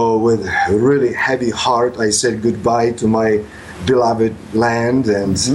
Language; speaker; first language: English; non-native, fluent; Polish